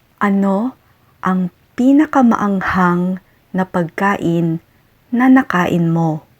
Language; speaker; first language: Filipino; native; Filipino